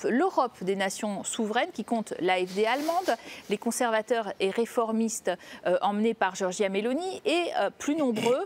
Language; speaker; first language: French; native; French